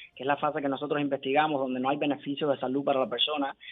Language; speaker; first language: Spanish; native; Spanish